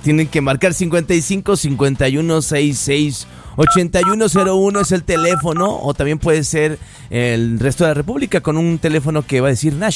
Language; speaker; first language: Spanish; native; Spanish